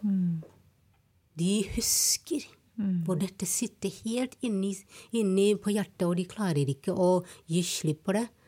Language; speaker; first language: Norwegian; non-native, fluent; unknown